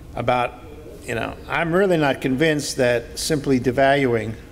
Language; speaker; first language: English; native; English